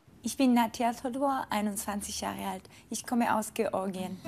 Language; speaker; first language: German; non-native, fluent; Georgian